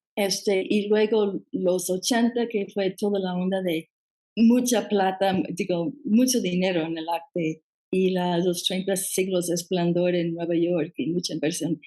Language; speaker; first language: Spanish; non-native, fluent; English